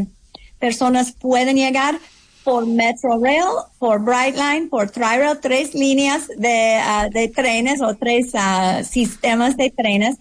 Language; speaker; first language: Spanish; non-native, fluent; English